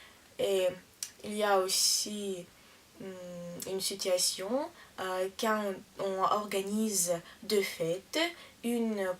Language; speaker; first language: French; non-native, learner; Russian